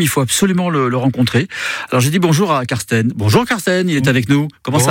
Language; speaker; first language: French; native; French